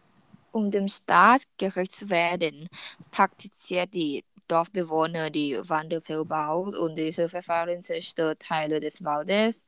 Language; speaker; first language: German; non-native, learner; Thai